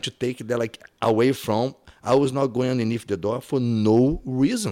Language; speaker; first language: English; non-native, fluent; Portuguese